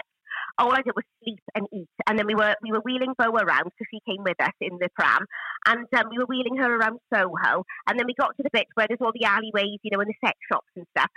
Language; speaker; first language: English; native; English